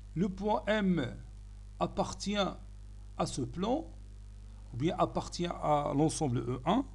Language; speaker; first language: French; non-native, local second language; Arabic